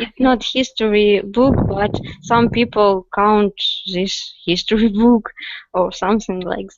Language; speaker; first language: English; non-native, learner; Russian